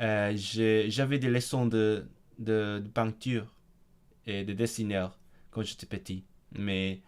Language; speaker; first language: French; non-native, fluent; Cantonese